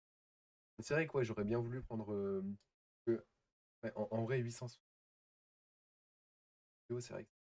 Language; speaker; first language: French; native; French